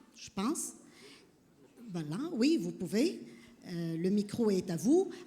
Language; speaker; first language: French; non-native, local second language; Arabic